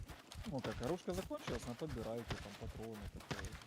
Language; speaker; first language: Russian; native; Russian